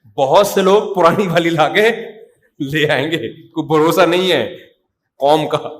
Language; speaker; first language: Urdu; native; Urdu